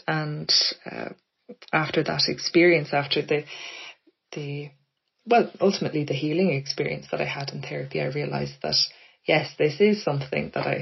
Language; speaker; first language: English; native; English